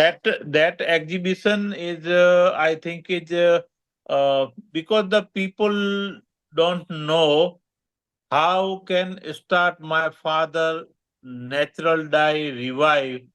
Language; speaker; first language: English; non-native, learner; Gujarati